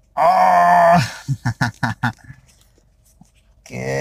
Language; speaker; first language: Spanish; early bilingual, heritage; Spanish